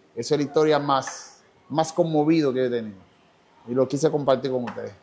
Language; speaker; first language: Spanish; non-native, fluent; Haitian Creole